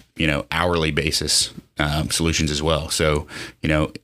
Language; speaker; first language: English; native; English